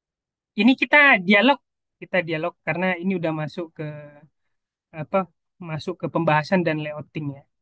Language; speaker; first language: Indonesian; native; Indonesian